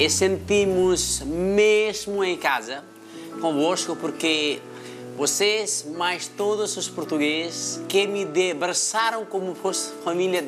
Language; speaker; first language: Portuguese; non-native, fluent; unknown